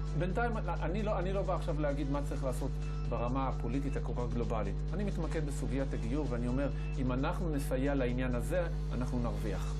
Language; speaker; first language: Hebrew; native; Hebrew